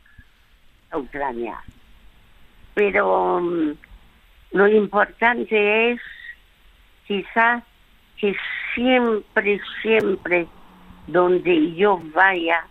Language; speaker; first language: Spanish; early bilingual, other home language; French